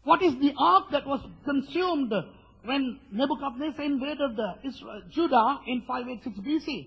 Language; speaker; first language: English; non-native, local second language; Sinhala